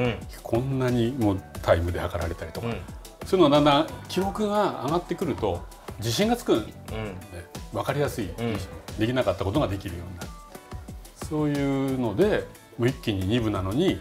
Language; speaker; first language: Japanese; native; Japanese